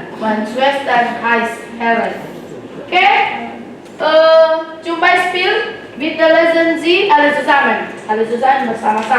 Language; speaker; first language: German; non-native, learner; Indonesian